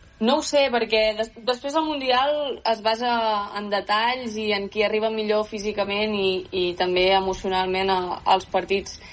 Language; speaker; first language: Catalan; native; Catalan